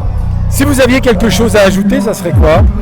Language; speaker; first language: French; native; French